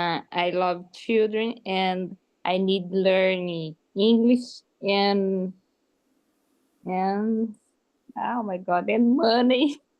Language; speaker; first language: English; non-native, learner; Portuguese